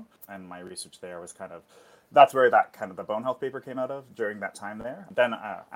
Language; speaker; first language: English; native; English